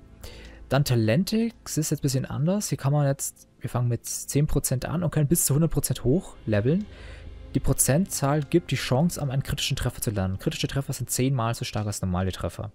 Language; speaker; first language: German; native; German